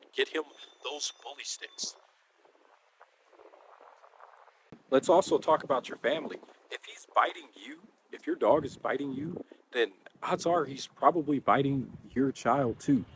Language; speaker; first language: English; native; English